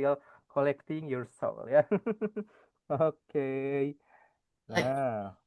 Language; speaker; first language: English; non-native, fluent; Indonesian